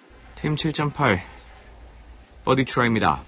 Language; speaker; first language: Korean; native; Korean